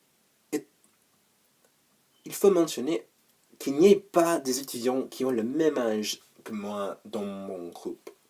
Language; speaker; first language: French; non-native, learner; English